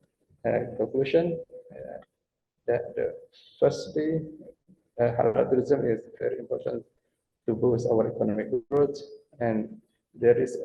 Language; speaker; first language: English; non-native, fluent; Banjar